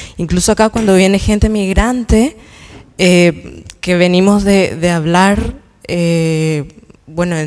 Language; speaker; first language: Spanish; native; Spanish